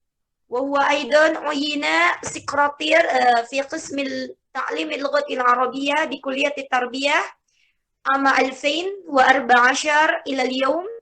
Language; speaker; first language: Arabic; non-native, fluent; Indonesian